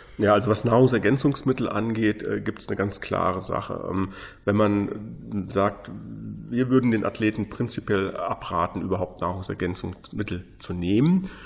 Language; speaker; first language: German; native; German